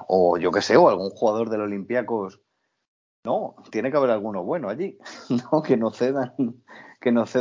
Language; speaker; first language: Spanish; native; Spanish